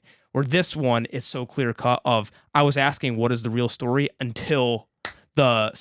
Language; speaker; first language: English; native; English